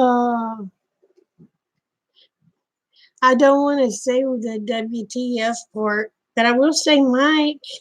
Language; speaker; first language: English; native; English